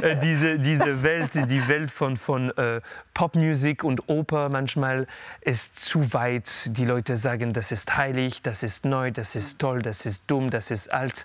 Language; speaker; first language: German; non-native, fluent; French